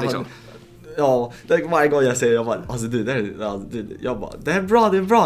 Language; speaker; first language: Swedish; native; Swedish